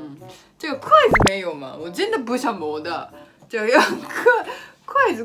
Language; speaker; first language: Chinese; non-native, fluent; Japanese